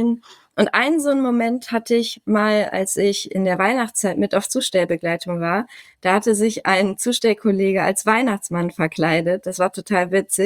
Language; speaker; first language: German; native; German